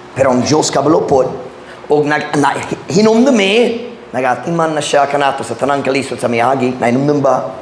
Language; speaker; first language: Cebuano; non-native, fluent; English